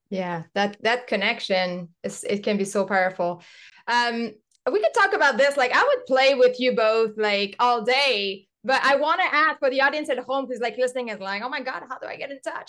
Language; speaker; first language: English; non-native, local second language; French